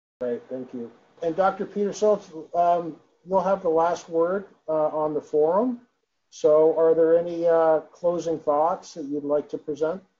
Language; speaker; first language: English; native; English